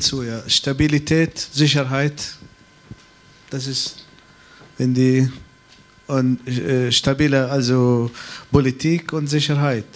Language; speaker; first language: German; non-native, fluent; Arabic